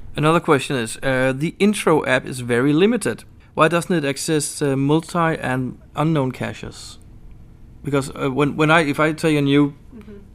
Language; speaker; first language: English; non-native, fluent; Danish